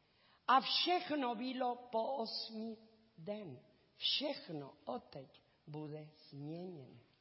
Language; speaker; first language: Czech; non-native, learner; Spanish